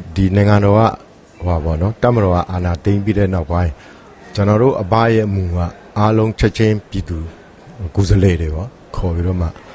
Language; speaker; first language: Burmese; non-native, local second language; Pa'o Karen